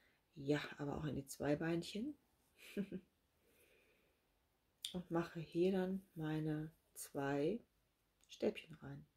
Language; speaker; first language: German; native; German